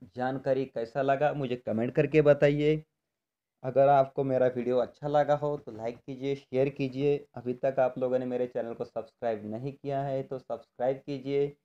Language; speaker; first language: Hindi; non-native, local second language; Marathi